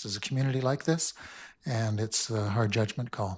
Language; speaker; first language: English; native; English